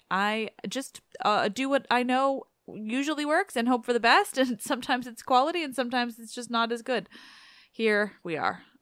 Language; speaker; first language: English; native; English